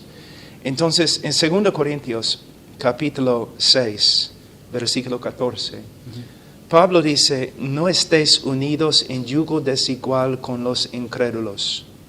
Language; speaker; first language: Spanish; non-native, fluent; English